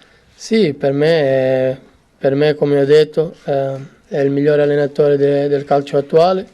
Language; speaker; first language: Italian; non-native, fluent; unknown